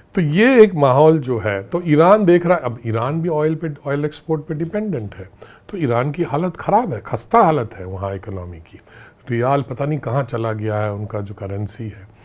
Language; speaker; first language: Hindi; native; Hindi